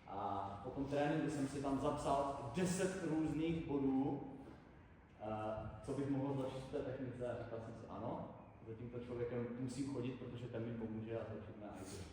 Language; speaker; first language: Czech; native; Czech